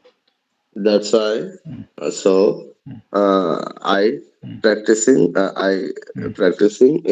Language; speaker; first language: English; non-native, learner; Bangla